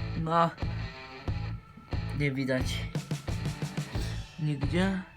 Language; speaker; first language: Polish; native; Polish